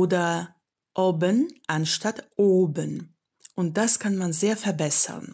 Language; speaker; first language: German; non-native, fluent; Polish